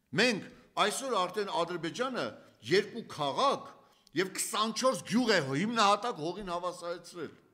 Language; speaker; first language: Armenian; native; Armenian